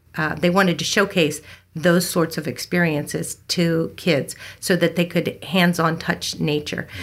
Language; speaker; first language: English; native; English